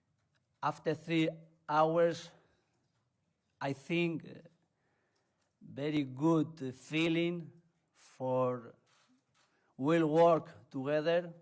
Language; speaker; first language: English; non-native, learner; Spanish